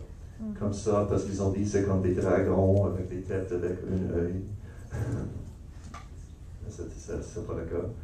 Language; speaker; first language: French; non-native, local second language; English